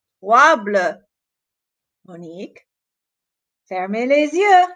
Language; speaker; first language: French; non-native, fluent; English